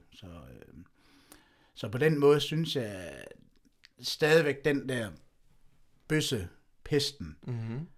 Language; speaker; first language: Danish; native; Danish